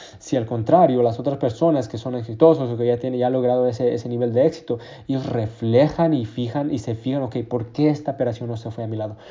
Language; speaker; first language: Spanish; early bilingual, heritage; Spanish